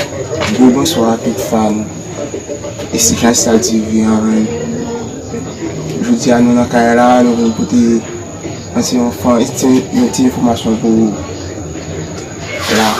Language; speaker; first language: French; non-native, learner; Haitian Creole